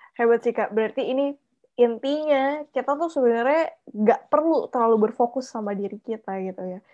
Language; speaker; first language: Indonesian; native; Indonesian